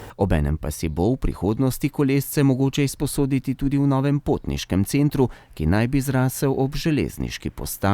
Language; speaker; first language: Slovenian; native; Slovenian